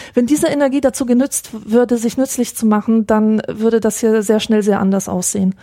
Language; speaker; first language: German; native; German